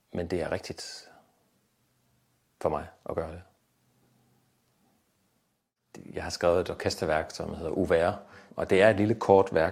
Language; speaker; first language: Danish; native; Danish